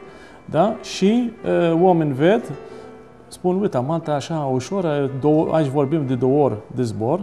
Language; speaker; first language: Romanian; non-native, learner; Maltese